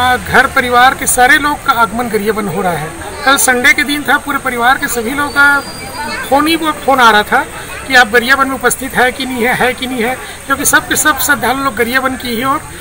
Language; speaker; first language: Hindi; native; Hindi